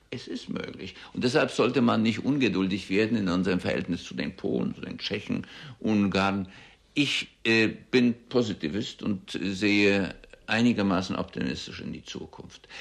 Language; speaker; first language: German; early bilingual, heritage; German